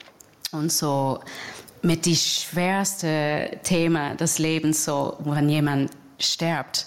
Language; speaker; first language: German; non-native, fluent; English